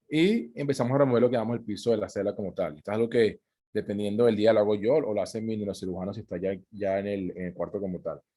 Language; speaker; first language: Spanish; native; Spanish